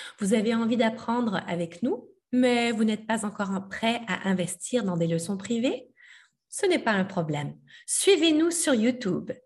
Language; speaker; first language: French; native; French